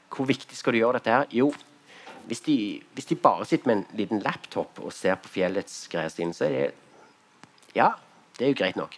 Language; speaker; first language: Norwegian; native; Norwegian